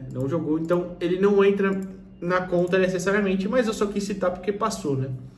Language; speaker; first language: Portuguese; native; Portuguese